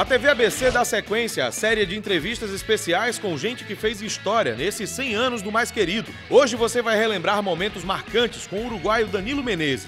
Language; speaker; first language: Portuguese; native; Portuguese